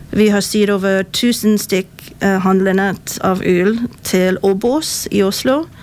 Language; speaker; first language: Norwegian; non-native, fluent; English